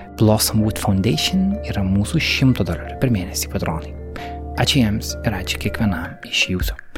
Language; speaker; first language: Lithuanian; native; Lithuanian